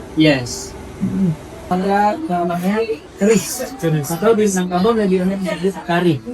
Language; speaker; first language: Indonesian; native; Indonesian